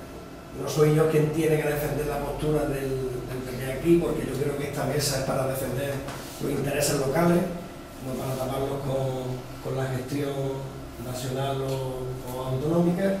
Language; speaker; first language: Spanish; native; Spanish